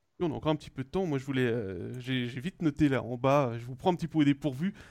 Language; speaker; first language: French; native; French